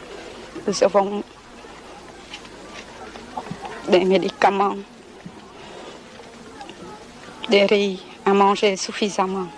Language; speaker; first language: French; non-native, local second language; Khmer